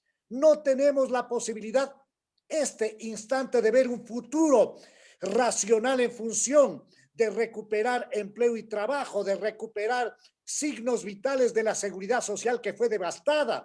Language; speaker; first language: Spanish; native; Spanish